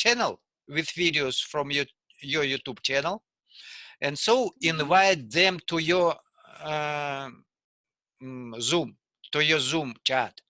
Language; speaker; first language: English; non-native, learner; Russian